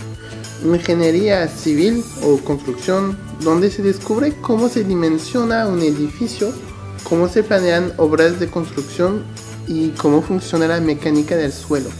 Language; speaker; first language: Spanish; non-native, learner; French